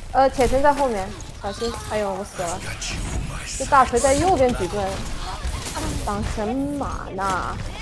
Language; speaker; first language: Chinese; early bilingual, heritage; Chinese